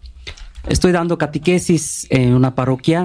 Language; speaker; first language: Spanish; non-native, learner; Bangla